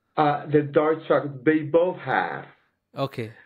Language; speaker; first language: English; native; English